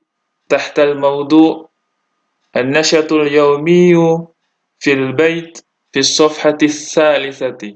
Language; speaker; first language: Arabic; non-native, fluent; Indonesian